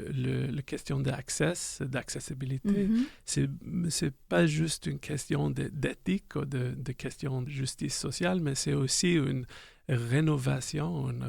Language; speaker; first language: French; non-native, local second language; English